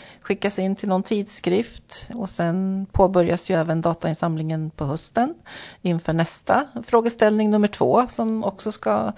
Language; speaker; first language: Swedish; native; Swedish